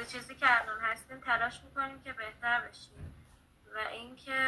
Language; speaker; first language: Persian; native; Persian